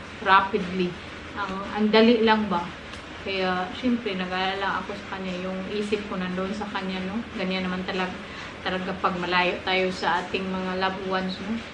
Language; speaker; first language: Filipino; non-native, local second language; Cebuano